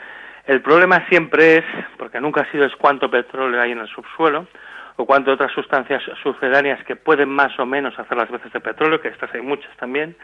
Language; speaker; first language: Spanish; native; Spanish